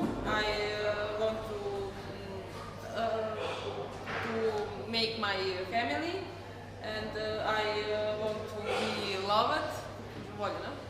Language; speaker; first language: English; non-native, learner; Serbian